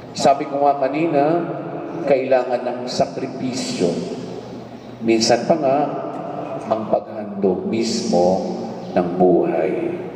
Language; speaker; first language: Filipino; native; Filipino